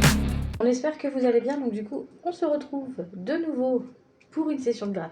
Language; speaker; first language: French; native; French